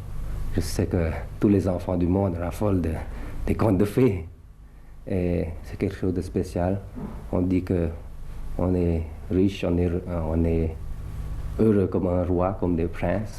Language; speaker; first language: French; early bilingual, other home language; Thai